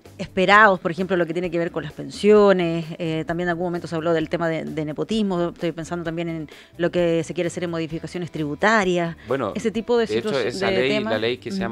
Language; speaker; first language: Spanish; native; Spanish